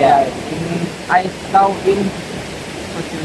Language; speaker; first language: English; non-native, learner; Indonesian